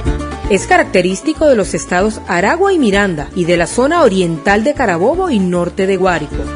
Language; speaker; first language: Spanish; native; Spanish